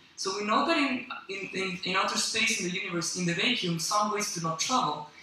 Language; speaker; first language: English; non-native, fluent; Spanish